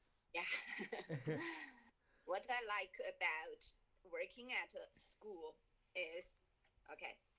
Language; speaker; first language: English; non-native, learner; Chinese